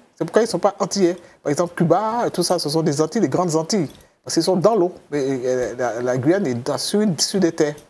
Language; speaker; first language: French; native; French